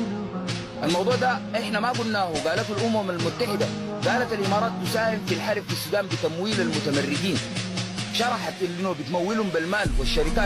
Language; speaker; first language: Arabic; native; Arabic